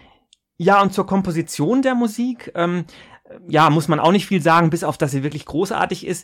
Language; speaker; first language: German; native; German